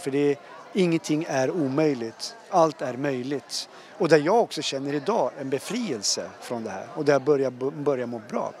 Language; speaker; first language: Swedish; early bilingual, other home language; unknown